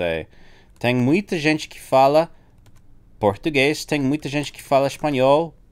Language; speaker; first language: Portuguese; non-native, fluent; English